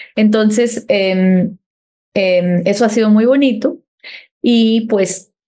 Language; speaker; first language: Spanish; native; Spanish